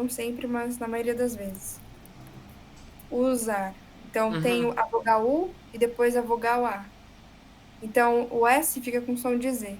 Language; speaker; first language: Portuguese; native; Portuguese